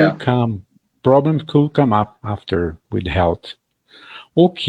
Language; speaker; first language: English; non-native, fluent; Portuguese